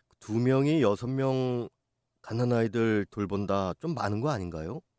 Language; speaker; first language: Korean; native; Korean